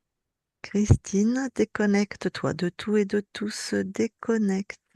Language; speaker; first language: French; native; French